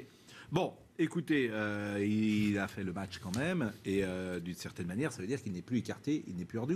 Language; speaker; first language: French; native; French